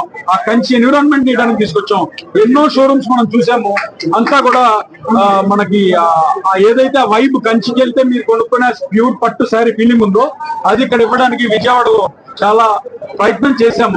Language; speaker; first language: Telugu; native; Telugu